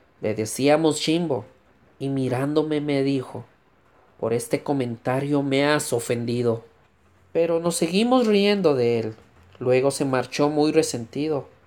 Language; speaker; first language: Spanish; native; Spanish